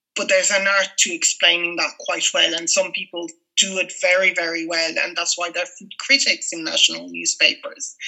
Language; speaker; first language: English; non-native, fluent; French